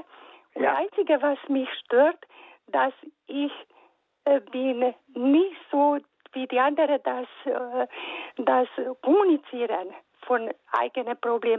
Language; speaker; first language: German; non-native, fluent; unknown